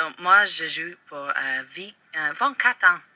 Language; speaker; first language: French; non-native, learner; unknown